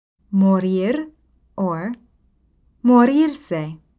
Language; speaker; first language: Spanish; non-native, fluent; English